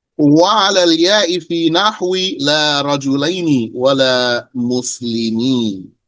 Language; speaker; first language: Arabic; non-native, fluent; English